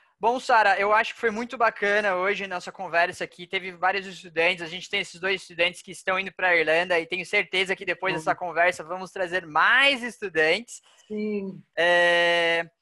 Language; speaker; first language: Portuguese; native; Portuguese